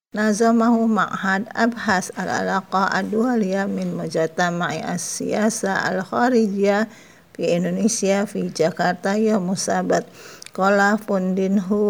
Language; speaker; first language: Arabic; non-native, learner; Indonesian